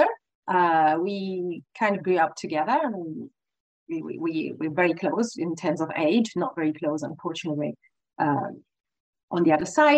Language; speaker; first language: English; non-native, fluent; Italian